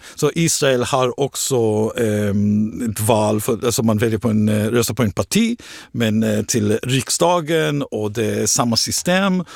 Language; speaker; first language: Swedish; non-native, fluent; Hebrew